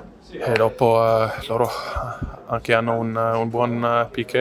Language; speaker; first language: Italian; non-native, learner; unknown